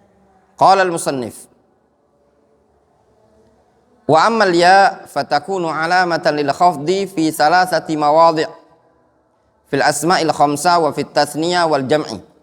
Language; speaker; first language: Arabic; non-native, fluent; Indonesian